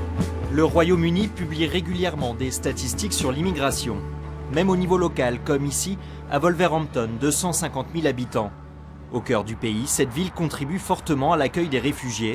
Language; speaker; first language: French; native; French